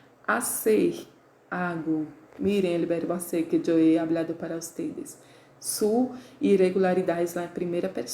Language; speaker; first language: Spanish; non-native, learner; Portuguese